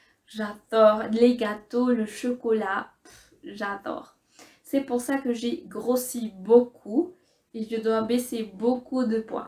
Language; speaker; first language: French; non-native, fluent; Spanish